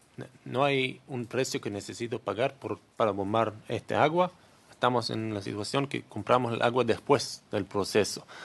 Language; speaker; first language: Spanish; non-native, learner; Hebrew